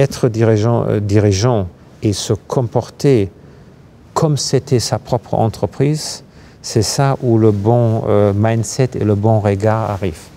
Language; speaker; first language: French; non-native, fluent; German